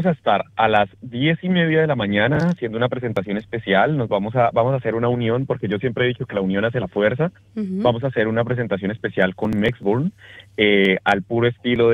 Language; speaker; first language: Spanish; native; Spanish